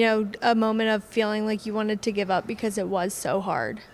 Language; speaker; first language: English; native; English